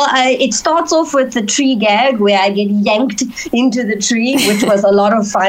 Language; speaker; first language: English; native; English